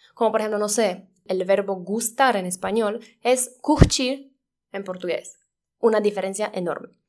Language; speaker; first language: Spanish; non-native, fluent; Polish